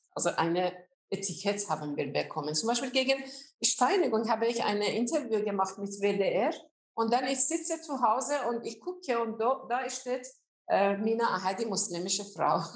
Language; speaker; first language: German; non-native, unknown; Azerbaijani